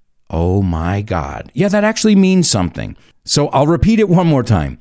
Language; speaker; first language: English; native; English